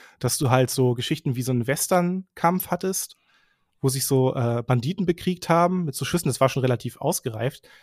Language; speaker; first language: German; native; German